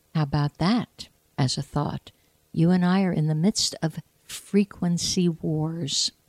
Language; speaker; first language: English; native; English